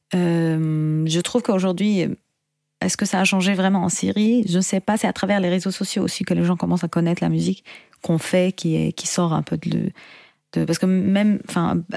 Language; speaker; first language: French; non-native, fluent; Arabic